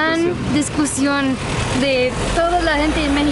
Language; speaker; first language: Spanish; non-native, learner; English